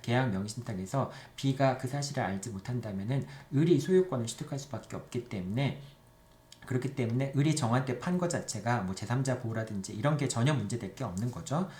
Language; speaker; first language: Korean; native; Korean